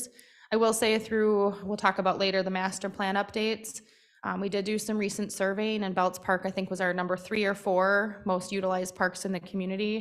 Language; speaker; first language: English; native; English